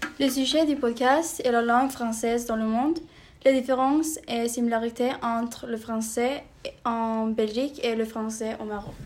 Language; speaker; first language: French; non-native, learner; Norwegian